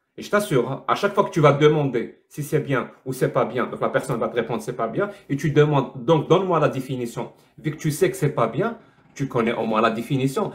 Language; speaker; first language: French; non-native, local second language; Arabic